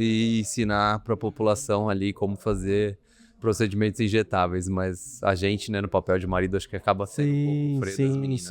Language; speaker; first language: Portuguese; native; Portuguese